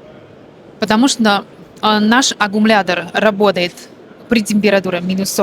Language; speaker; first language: Russian; non-native, learner; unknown